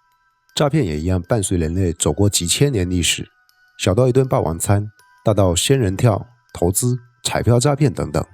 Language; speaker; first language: Chinese; native; Chinese